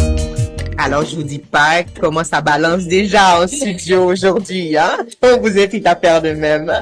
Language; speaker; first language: French; native; French